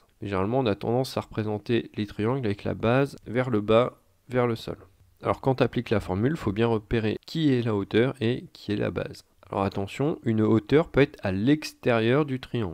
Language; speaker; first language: French; native; French